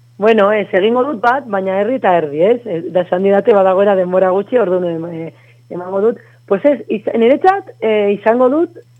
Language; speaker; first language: Basque; non-native, local second language; Spanish